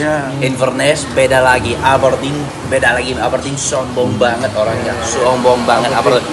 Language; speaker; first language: Indonesian; non-native, fluent; English